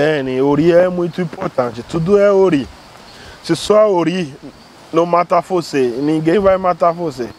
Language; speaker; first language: Portuguese; non-native, learner; Yoruba